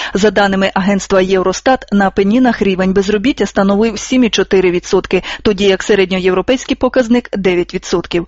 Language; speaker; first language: Ukrainian; native; Ukrainian